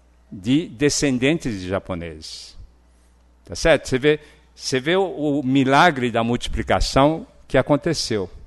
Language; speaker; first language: Portuguese; early bilingual, other home language; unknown